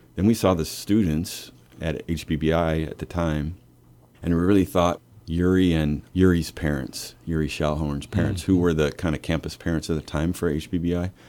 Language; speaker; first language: English; native; English